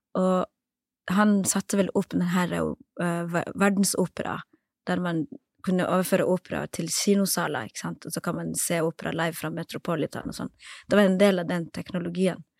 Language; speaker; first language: Norwegian; early bilingual, other home language; Somali